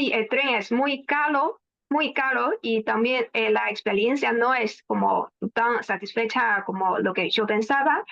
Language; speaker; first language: Spanish; non-native, fluent; Chinese